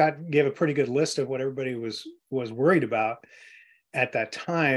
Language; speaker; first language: English; native; English